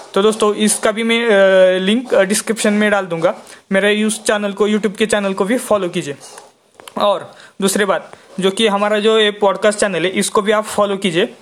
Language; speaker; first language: Hindi; non-native, local second language; Marathi